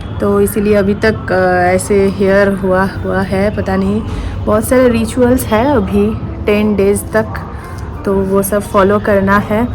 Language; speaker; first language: Hindi; non-native, local second language; Bangla